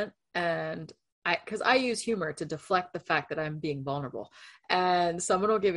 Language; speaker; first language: English; non-native, fluent; Spanish